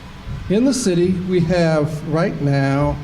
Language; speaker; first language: English; native; English